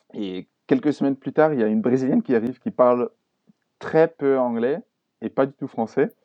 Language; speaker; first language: French; non-native, fluent; German